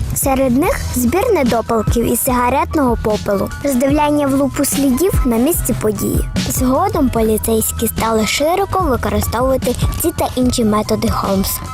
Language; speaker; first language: Ukrainian; native; Ukrainian